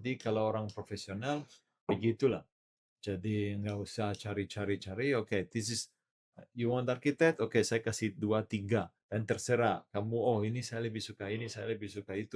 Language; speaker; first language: Indonesian; non-native, learner; Italian